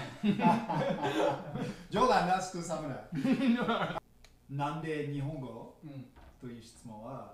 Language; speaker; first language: Japanese; non-native, learner; English